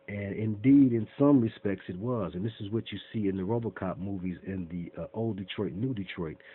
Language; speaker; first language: English; native; English